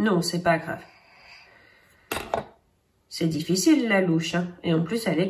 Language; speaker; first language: French; native; French